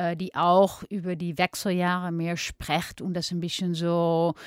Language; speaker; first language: German; non-native, fluent; Dutch